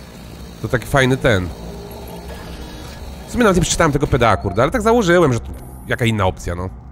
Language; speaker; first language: Polish; native; Polish